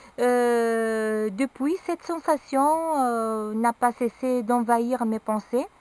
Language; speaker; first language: French; non-native, local second language; Arabic